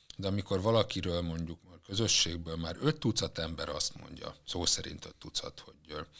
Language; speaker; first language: Hungarian; native; Hungarian